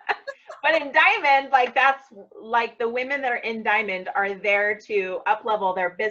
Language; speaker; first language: English; native; English